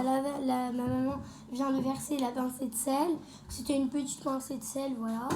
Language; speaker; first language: French; native; French